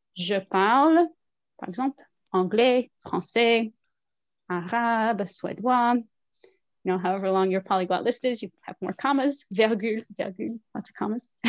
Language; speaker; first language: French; non-native, fluent; English